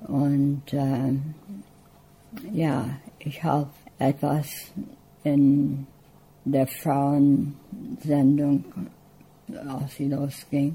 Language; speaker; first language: German; early bilingual, heritage; English